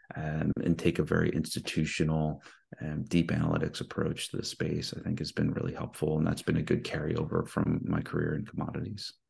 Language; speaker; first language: English; native; English